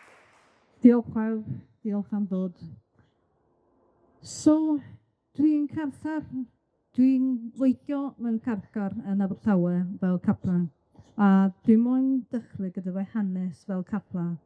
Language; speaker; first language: Welsh; non-native, local second language; English